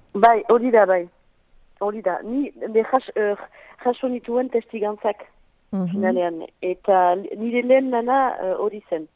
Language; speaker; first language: Basque; non-native, local second language; French